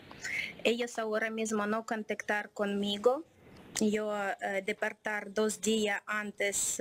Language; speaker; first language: Spanish; non-native, learner; Ukrainian